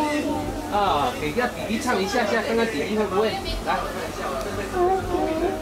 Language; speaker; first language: Chinese; native; Chinese